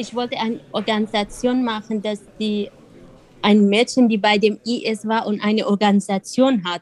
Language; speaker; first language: German; non-native, learner; Kurdish